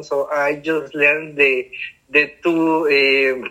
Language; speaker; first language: English; non-native, fluent; Spanish